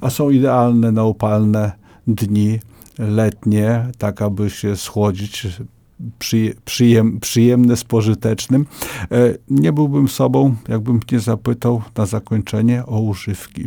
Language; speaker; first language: Polish; native; Polish